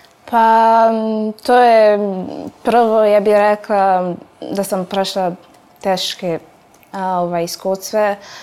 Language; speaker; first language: Croatian; non-native, fluent; French